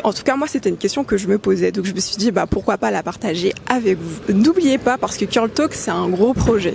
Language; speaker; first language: French; early bilingual, other home language; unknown